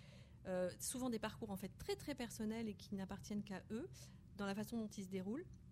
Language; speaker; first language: French; native; French